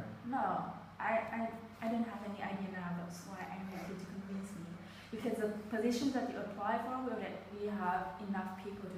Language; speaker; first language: English; non-native, fluent; Vietnamese